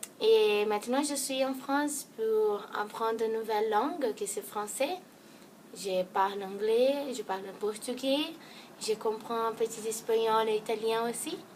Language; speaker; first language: French; non-native, learner; Portuguese